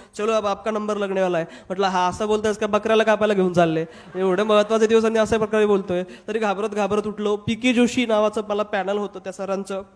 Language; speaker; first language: Marathi; non-native, local second language; Hindi